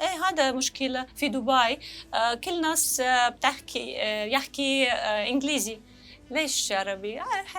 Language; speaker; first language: Arabic; non-native, learner; Russian